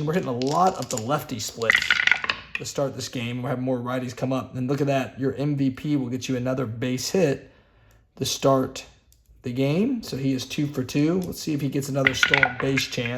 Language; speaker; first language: English; native; English